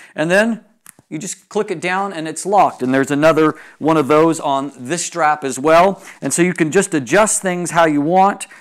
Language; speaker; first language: English; native; English